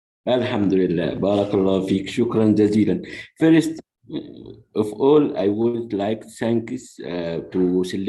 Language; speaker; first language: English; non-native, learner; Arabic